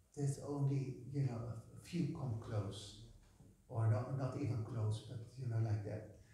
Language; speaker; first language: English; non-native, fluent; Dutch